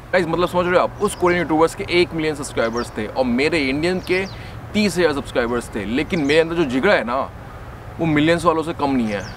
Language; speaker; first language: Hindi; native; Hindi